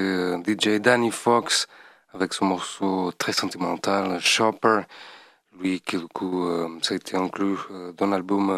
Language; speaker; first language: French; non-native, fluent; Portuguese